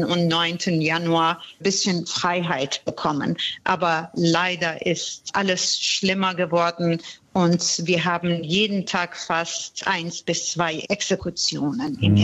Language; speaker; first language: German; non-native, fluent; Persian